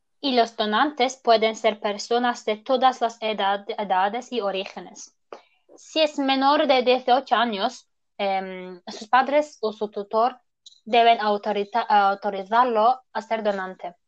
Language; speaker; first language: Spanish; non-native, learner; German